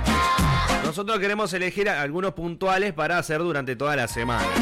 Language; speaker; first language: Spanish; native; Spanish